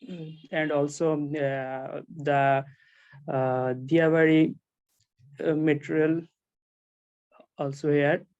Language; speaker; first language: English; non-native, learner; Bangla